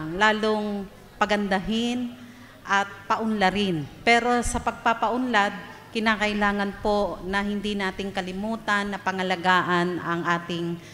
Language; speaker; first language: Filipino; native; Filipino